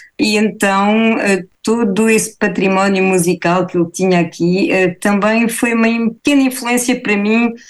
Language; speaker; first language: Portuguese; early bilingual, heritage; Portuguese